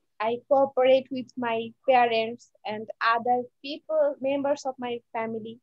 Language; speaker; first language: English; non-native, learner; Bangla